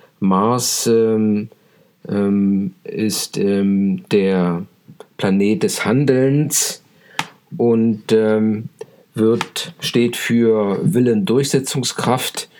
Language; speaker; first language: German; native; German